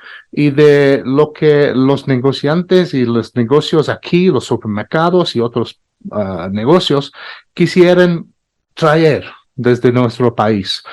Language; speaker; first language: Spanish; non-native, fluent; English